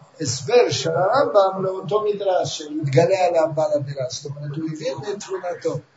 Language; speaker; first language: Hebrew; native; Hebrew